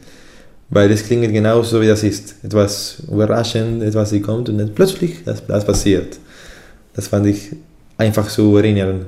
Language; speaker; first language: German; non-native, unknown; Spanish